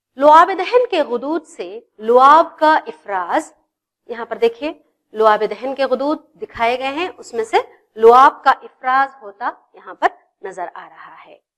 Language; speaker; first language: Urdu; native; Urdu